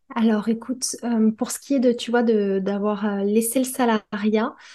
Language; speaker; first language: French; native; French